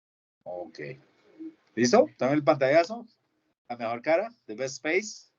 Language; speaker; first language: Spanish; native; Spanish